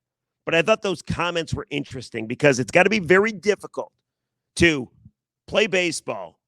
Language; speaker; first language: English; native; English